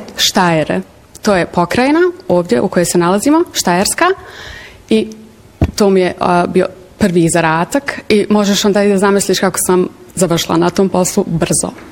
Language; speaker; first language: Bosnian; early bilingual, heritage; Serbian